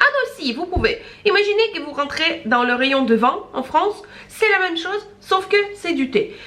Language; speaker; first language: French; non-native, fluent; Russian